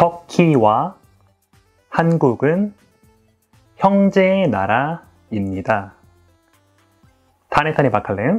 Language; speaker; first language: Korean; non-native, fluent; Turkish